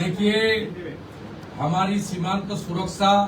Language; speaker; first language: Hindi; non-native, local second language; Bangla